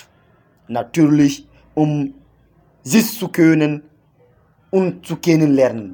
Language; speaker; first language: German; non-native, learner; French